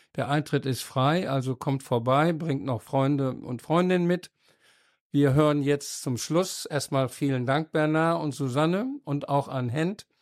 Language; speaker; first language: German; native; German